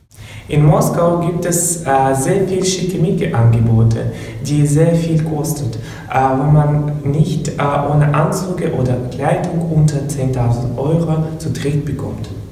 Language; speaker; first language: German; non-native, learner; Russian